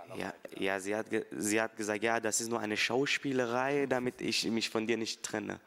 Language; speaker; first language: German; early bilingual, other home language; Persian